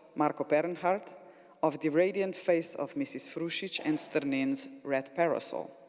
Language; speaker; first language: English; non-native, fluent; Slovenian